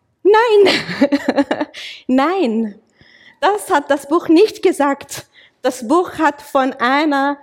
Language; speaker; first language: German; non-native, fluent; English